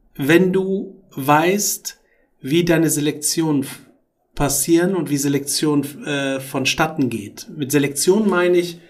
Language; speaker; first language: German; early bilingual, other home language; Arabic